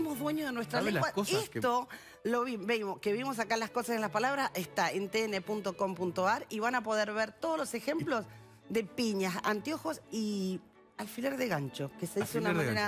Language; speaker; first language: Spanish; native; Spanish